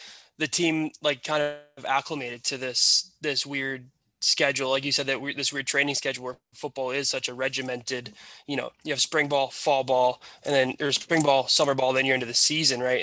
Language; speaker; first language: English; native; English